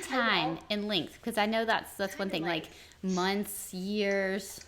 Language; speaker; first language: English; native; English